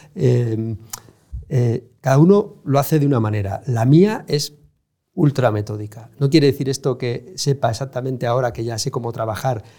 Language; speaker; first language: Spanish; native; Spanish